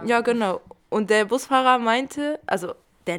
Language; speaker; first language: German; early bilingual, other home language; Kurdish